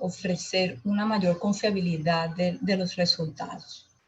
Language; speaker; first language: Spanish; native; Spanish